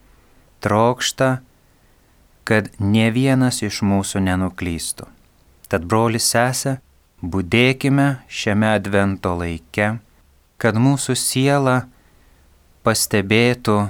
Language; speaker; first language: Lithuanian; native; Lithuanian